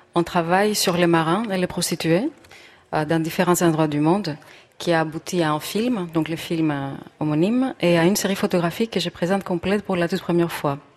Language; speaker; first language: French; non-native, fluent; Greek